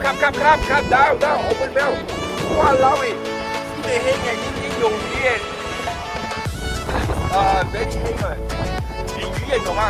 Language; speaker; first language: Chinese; non-native, learner; Thai